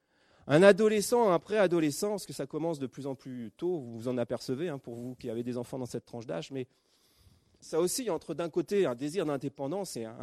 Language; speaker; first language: French; native; French